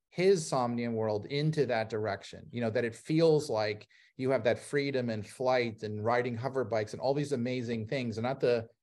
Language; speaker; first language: English; native; English